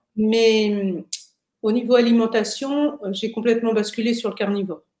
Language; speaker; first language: French; native; French